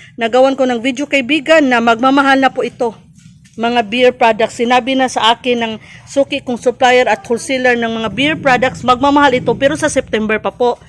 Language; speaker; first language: Filipino; non-native, local second language; Cebuano